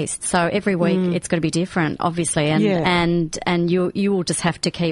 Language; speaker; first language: English; native; English